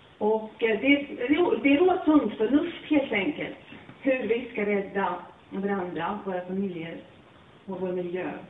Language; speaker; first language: Swedish; non-native, fluent; Latvian